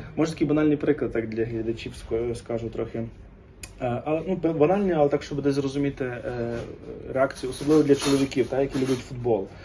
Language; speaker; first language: Ukrainian; native; Ukrainian